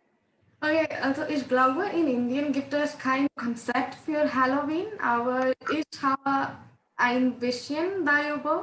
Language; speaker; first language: German; non-native, learner; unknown